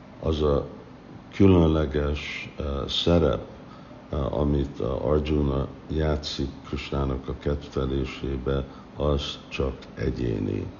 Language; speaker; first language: Hungarian; non-native, fluent; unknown